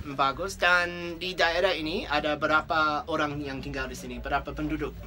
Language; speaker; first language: Indonesian; non-native, learner; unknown